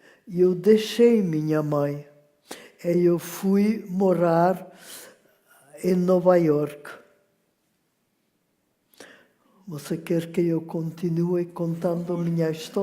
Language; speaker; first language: Portuguese; non-native, fluent; French